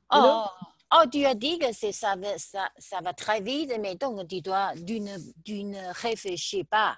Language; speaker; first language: French; non-native, learner; Chinese